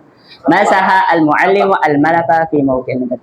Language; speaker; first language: Arabic; non-native, learner; Indonesian